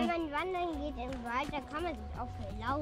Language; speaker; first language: German; early bilingual, other home language; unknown